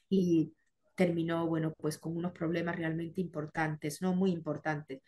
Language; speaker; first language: Spanish; native; Spanish